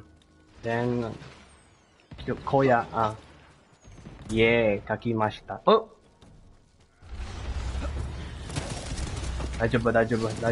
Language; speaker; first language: Japanese; non-native, learner; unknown